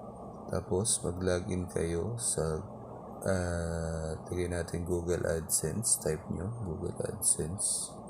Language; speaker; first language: Filipino; native; Filipino